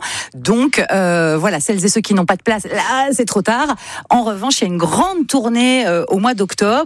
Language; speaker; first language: French; native; French